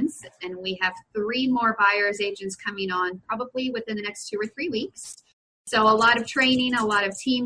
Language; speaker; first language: English; native; English